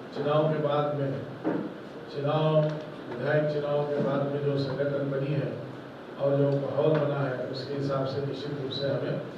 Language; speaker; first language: Hindi; non-native, local second language; Marathi